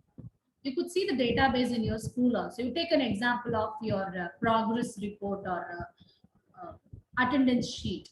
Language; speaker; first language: English; non-native, local second language; Tamil